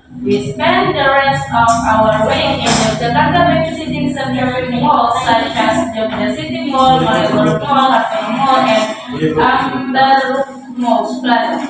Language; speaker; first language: English; non-native, learner; Indonesian